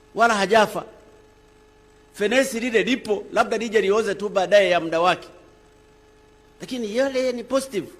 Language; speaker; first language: Swahili; non-native, local second language; Sukuma